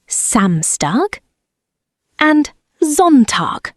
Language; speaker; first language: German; non-native, fluent; English